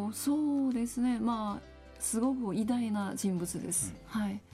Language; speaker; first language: Japanese; non-native, fluent; Chinese